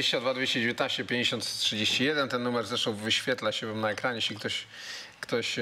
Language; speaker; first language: Polish; native; Polish